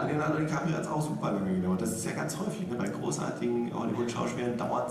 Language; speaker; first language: German; native; German